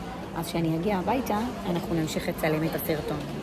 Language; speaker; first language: Hebrew; native; Hebrew